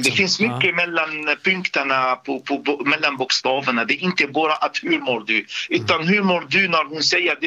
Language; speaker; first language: Swedish; non-native, fluent; Arabic